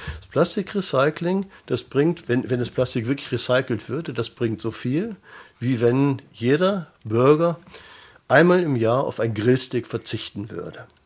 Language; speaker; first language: German; native; German